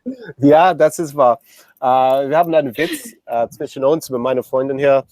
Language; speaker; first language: German; non-native, learner; English